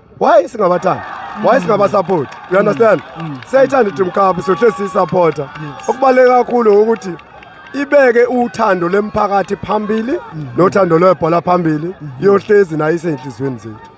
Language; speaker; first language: Zulu; native; Zulu